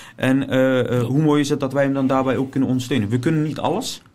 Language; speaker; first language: Dutch; native; Dutch